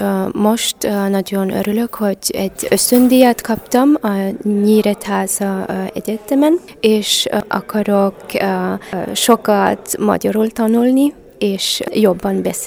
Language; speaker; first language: Hungarian; non-native, learner; German